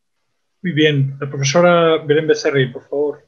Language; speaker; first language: Spanish; native; Spanish